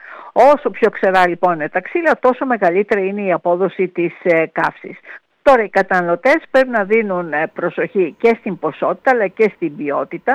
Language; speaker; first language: Greek; native; Greek